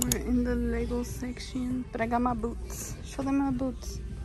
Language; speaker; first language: English; early bilingual, other home language; Spanish